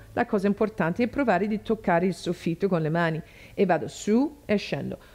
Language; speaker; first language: Italian; non-native, fluent; English